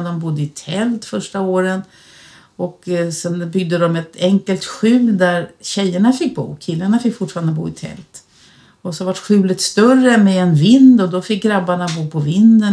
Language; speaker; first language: Swedish; native; Swedish